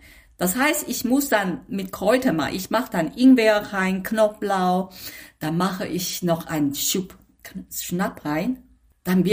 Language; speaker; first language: German; non-native, fluent; Chinese